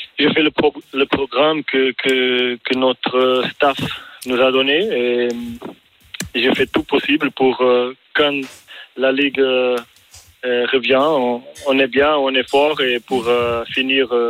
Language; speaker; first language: French; non-native, learner; Portuguese